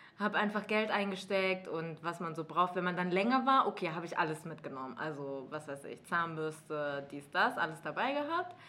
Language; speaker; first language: German; early bilingual, other home language; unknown